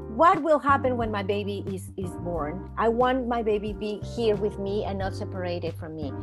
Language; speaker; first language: English; non-native, fluent; Spanish